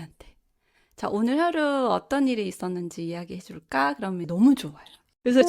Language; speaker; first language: Korean; native; Korean